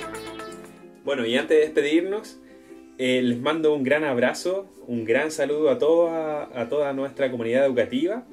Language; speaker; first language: Spanish; native; Spanish